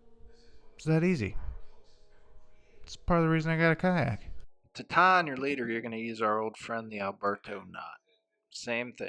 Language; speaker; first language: English; native; English